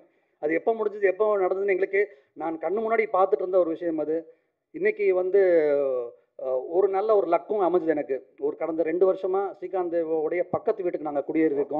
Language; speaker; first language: Tamil; native; Tamil